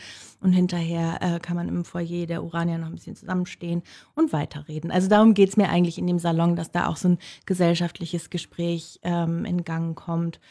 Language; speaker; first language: German; native; German